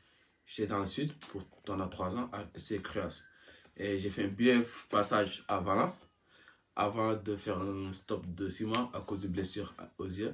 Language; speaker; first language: French; non-native, local second language; Wolof